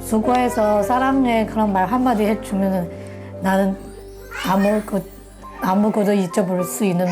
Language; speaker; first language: Korean; non-native, learner; Chinese